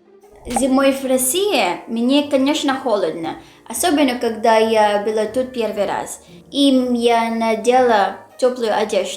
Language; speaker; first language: Russian; non-native, learner; Filipino